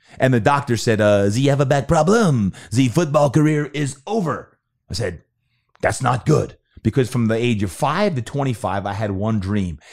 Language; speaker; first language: English; native; English